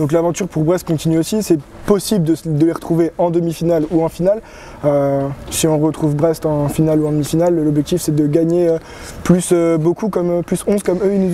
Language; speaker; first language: French; native; French